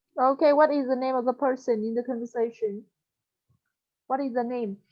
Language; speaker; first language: English; non-native, fluent; Vietnamese